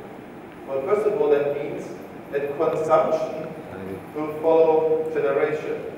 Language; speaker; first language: English; non-native, fluent; German